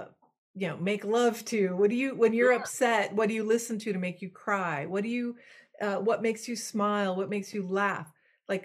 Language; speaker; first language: English; non-native, fluent; French